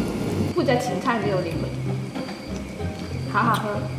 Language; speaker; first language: Chinese; non-native, local second language; Cantonese